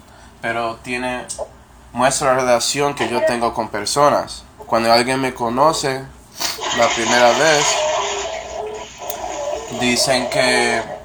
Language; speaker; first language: Spanish; non-native, fluent; English